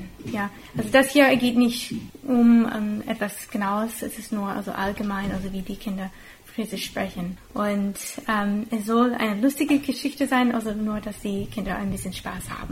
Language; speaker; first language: German; non-native, fluent; English